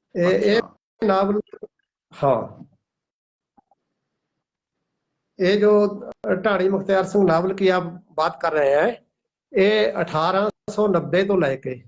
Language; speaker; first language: Hindi; non-native, local second language; Punjabi